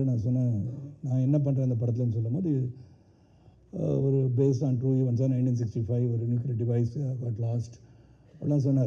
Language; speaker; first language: Tamil; native; Tamil